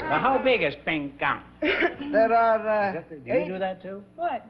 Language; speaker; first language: English; non-native, fluent; Dutch